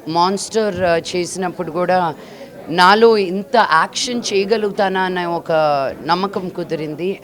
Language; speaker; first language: Telugu; native; Telugu